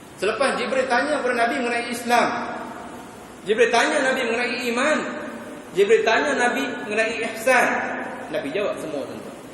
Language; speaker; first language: Malay; native; Malay